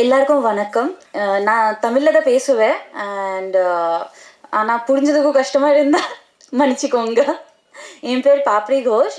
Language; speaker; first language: Tamil; non-native, fluent; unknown